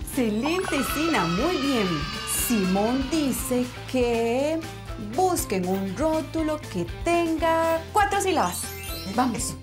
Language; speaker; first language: Spanish; native; Spanish